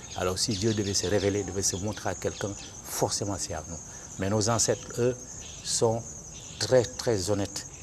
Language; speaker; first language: French; non-native, local second language; Bambara